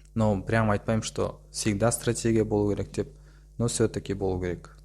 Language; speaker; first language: Russian; non-native, local second language; Kazakh